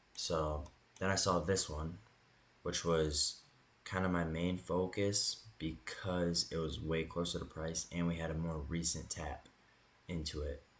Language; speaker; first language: English; native; English